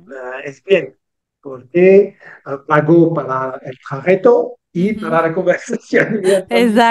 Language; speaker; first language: Spanish; non-native, learner; French